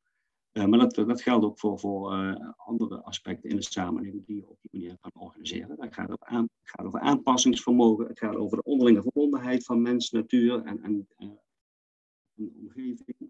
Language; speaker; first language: Dutch; native; Dutch